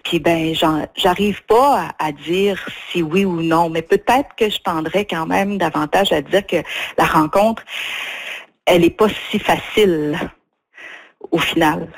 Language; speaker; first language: French; native; French